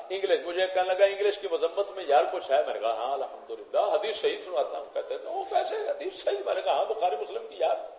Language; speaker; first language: Urdu; non-native, local second language; Punjabi